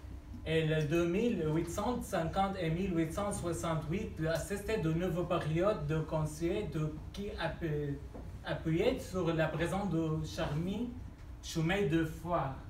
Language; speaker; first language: French; non-native, learner; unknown